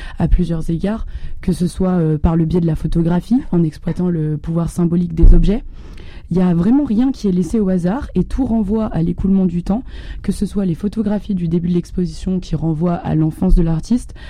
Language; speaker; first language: French; native; French